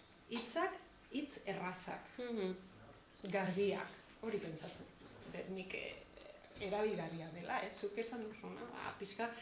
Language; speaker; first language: Basque; non-native, fluent; Catalan